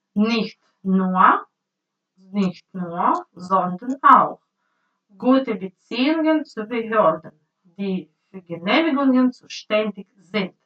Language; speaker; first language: German; non-native, learner; Ukrainian